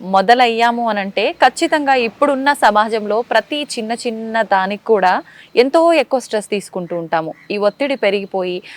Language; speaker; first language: Telugu; native; Telugu